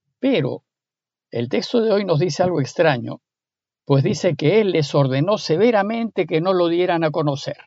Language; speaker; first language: Spanish; native; Spanish